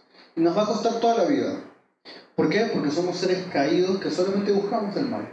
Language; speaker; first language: Spanish; native; Spanish